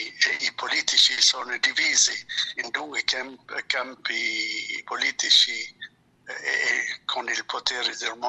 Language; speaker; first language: Italian; non-native, fluent; Arabic